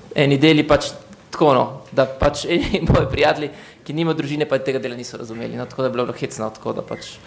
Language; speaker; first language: Slovenian; native; Slovenian